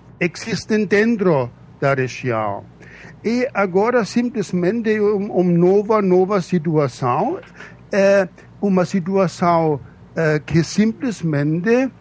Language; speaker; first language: Portuguese; non-native, fluent; German